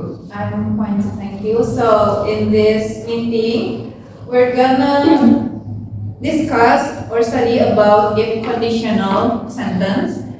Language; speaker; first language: English; non-native, fluent; Indonesian